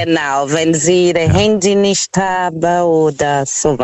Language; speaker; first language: German; non-native, learner; Portuguese